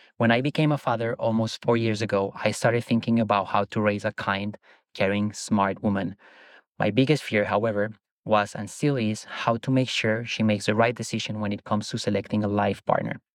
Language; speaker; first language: English; non-native, fluent; Spanish